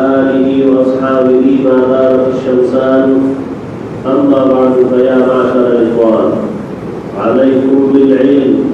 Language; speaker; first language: Arabic; non-native, fluent; Bangla